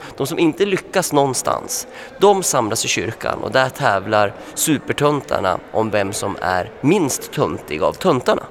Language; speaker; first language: Swedish; native; Swedish